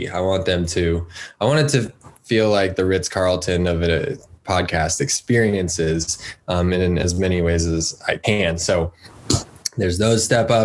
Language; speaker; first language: English; native; English